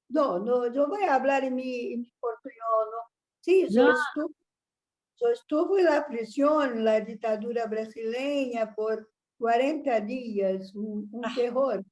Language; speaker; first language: Spanish; non-native, learner; Portuguese